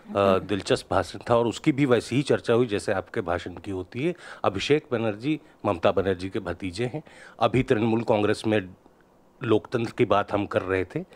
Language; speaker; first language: Hindi; native; Hindi